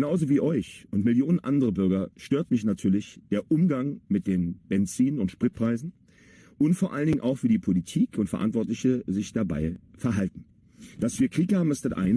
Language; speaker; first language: German; native; German